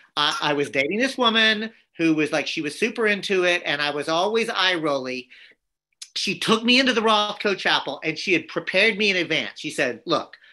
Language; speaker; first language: English; native; English